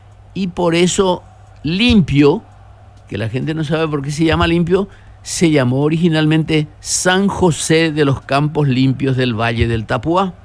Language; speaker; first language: Spanish; native; Spanish